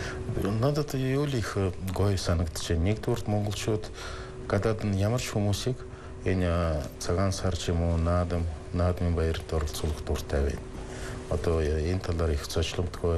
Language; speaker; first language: Mongolian; non-native, fluent; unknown